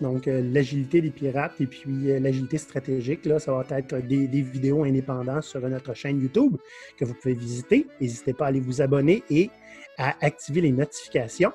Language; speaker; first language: French; native; French